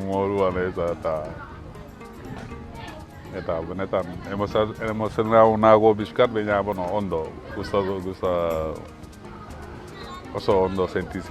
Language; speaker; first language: Basque; non-native, learner; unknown